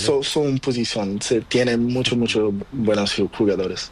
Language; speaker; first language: Spanish; non-native, learner; Portuguese